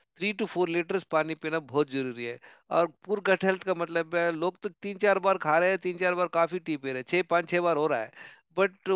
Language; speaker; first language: Hindi; non-native, local second language; Telugu